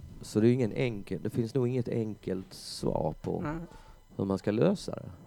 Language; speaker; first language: Swedish; native; Swedish